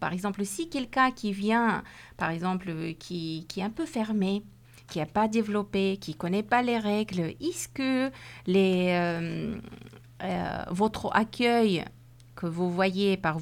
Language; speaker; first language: French; non-native, fluent; Persian